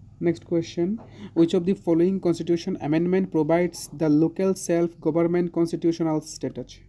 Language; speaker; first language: English; non-native, local second language; Bangla